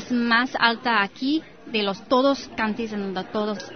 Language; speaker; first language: Spanish; non-native, learner; English